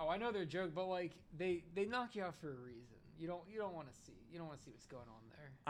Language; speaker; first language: English; native; English